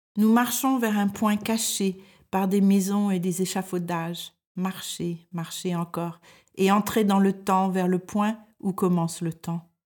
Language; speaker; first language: French; native; French